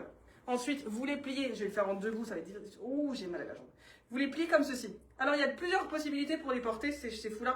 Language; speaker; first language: French; native; French